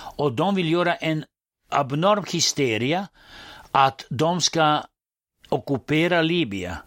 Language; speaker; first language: Swedish; non-native, fluent; Serbian